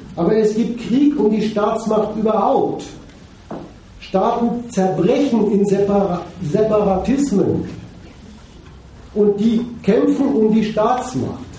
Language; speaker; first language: German; native; German